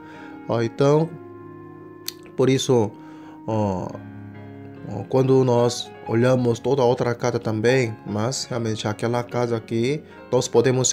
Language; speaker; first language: Portuguese; non-native, fluent; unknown